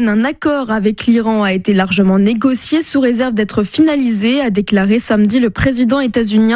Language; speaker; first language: French; native; French